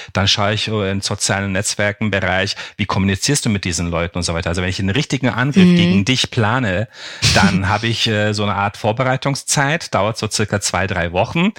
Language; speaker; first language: German; non-native, fluent; Turkish